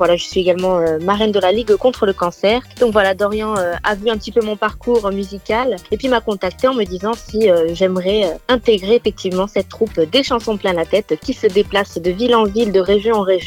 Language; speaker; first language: French; native; French